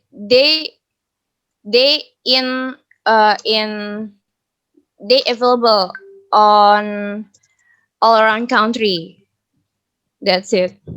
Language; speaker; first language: English; non-native, learner; Indonesian